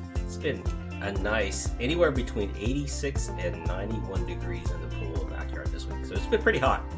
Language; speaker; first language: English; native; English